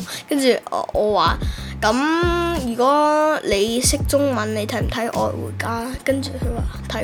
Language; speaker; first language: Cantonese; early bilingual, heritage; Cantonese